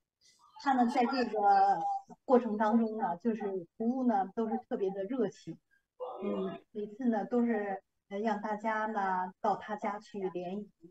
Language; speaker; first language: Chinese; native; Chinese